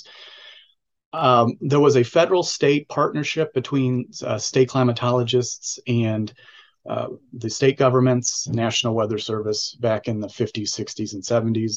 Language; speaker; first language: English; native; English